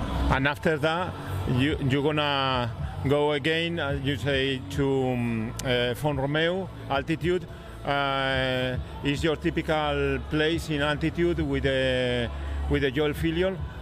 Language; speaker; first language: English; non-native, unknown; Spanish